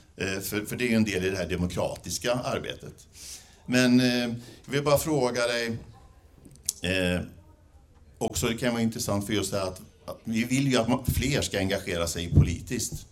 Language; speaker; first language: Swedish; native; Swedish